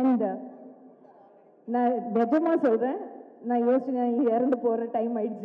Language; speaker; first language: Tamil; non-native, local second language; Malayalam